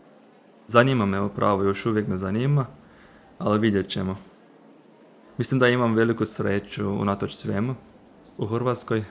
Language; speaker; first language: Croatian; non-native, fluent; Turkish